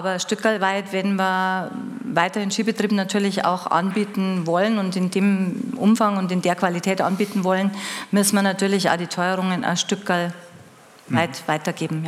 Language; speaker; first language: German; native; German